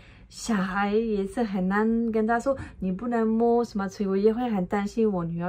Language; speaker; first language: Chinese; non-native, fluent; French